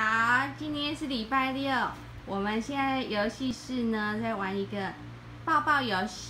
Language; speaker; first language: Chinese; native; Chinese